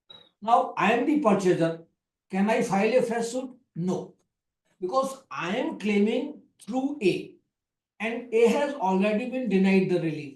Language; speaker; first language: English; non-native, local second language; Hindi